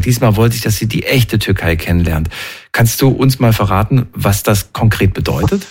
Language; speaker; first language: German; native; German